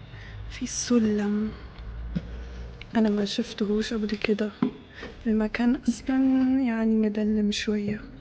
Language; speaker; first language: Arabic; non-native, fluent; German